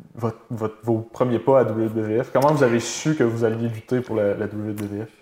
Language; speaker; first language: French; native; French